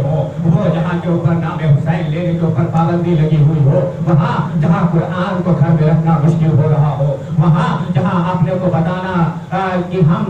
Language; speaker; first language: Urdu; native; Urdu